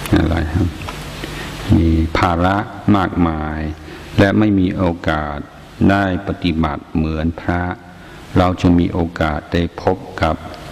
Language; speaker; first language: Thai; non-native, fluent; English